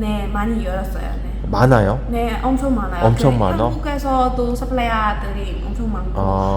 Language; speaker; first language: Korean; non-native, learner; Burmese